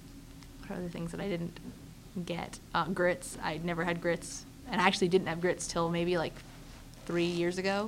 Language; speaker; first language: English; native; English